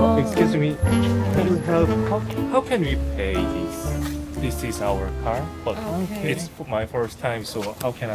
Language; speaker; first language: English; non-native, learner; Korean